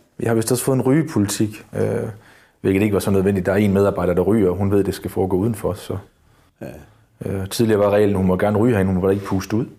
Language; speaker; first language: Danish; native; Danish